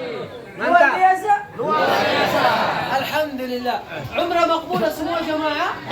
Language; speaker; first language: Indonesian; non-native, learner; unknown